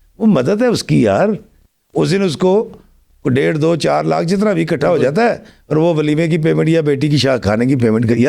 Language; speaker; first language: Urdu; non-native, local second language; Punjabi